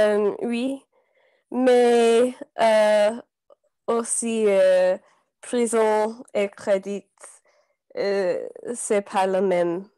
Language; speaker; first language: French; non-native, learner; English